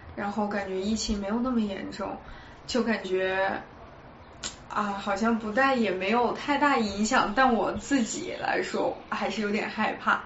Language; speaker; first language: Chinese; native; Chinese